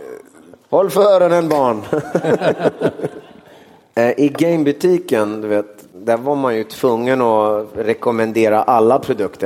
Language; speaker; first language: Swedish; early bilingual, other home language; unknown